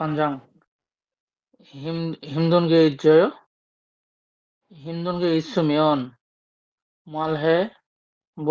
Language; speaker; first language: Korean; non-native, learner; Bangla